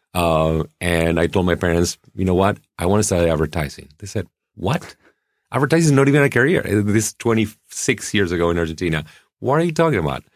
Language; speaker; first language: English; non-native, fluent; Spanish